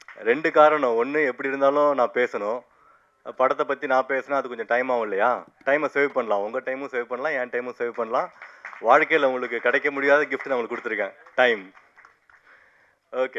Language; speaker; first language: Tamil; native; Tamil